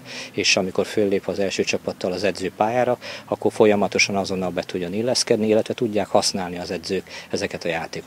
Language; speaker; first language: Hungarian; native; Hungarian